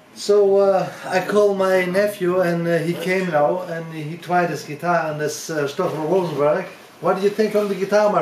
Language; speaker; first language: English; non-native, learner; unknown